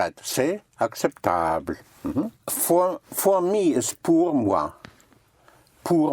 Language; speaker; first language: French; non-native, fluent; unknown